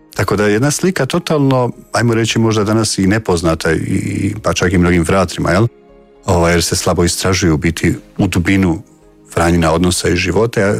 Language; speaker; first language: Croatian; native; Croatian